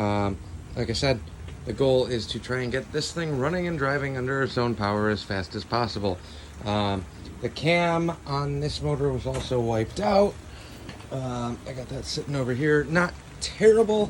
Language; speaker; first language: English; native; English